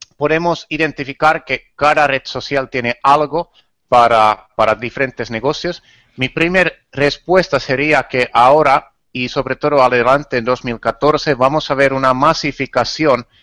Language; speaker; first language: Spanish; non-native, fluent; Finnish